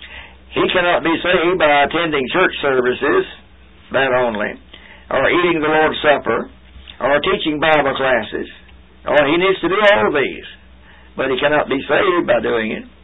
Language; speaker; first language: English; native; English